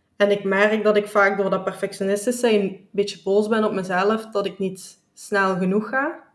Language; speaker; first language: Dutch; native; Dutch